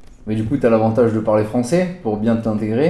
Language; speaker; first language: French; native; French